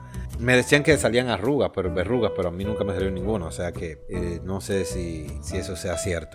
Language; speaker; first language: Spanish; native; Spanish